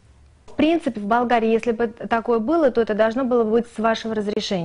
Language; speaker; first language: Russian; native; Russian